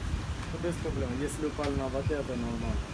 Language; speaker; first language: Russian; non-native, learner; Sinhala